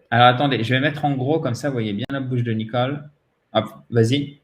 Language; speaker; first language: French; native; French